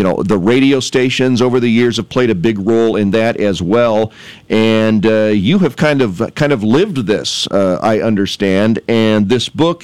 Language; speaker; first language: English; native; English